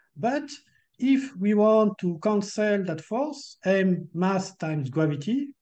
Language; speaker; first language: English; non-native, fluent; French